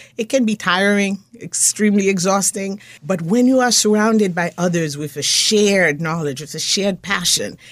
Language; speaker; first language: English; non-native, fluent; Haitian Creole